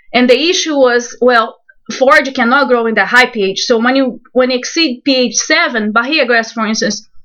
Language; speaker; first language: English; non-native, fluent; Portuguese